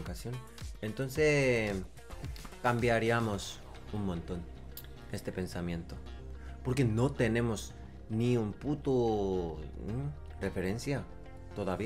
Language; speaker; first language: Spanish; non-native, learner; Korean